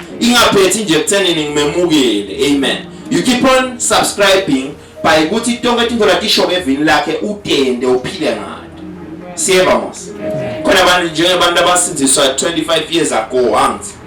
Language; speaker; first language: Zulu; non-native, local second language; Swati